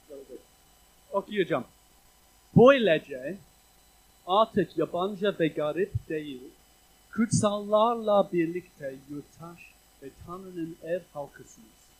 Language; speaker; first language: Turkish; non-native, fluent; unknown